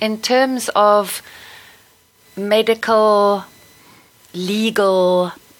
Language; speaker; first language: English; native; English